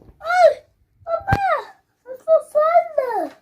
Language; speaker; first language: Dutch; non-native, learner; Tigrinya